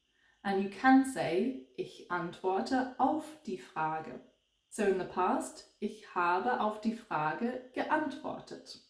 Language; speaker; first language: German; non-native, fluent; English